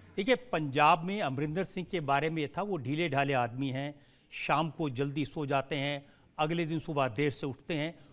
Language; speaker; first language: Hindi; native; Hindi